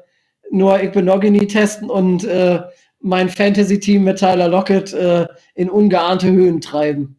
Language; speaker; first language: German; native; German